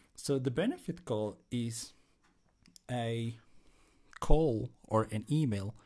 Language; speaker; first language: English; non-native, fluent; Spanish